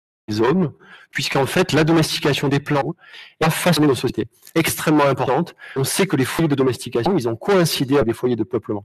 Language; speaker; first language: French; native; French